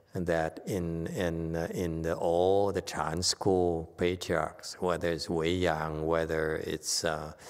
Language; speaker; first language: English; non-native, fluent; Vietnamese